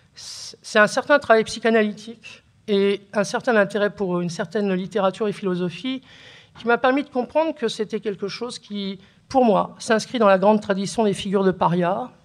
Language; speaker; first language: French; early bilingual, other home language; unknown